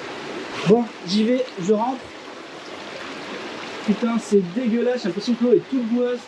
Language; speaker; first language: French; native; French